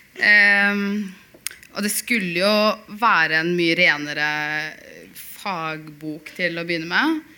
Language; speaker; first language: Norwegian; early bilingual, other home language; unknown